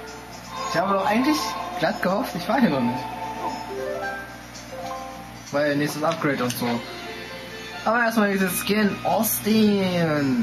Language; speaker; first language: German; native; German